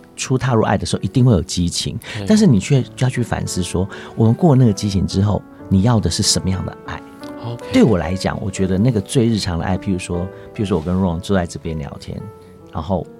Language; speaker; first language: Chinese; non-native, local second language; Hakka Chinese